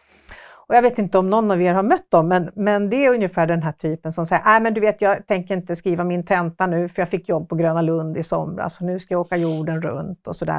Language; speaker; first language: Swedish; native; Swedish